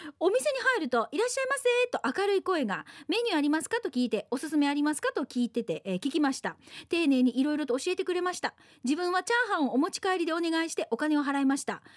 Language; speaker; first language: Japanese; native; Japanese